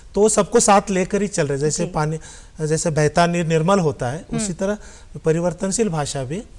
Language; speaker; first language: Hindi; non-native, local second language; Kannada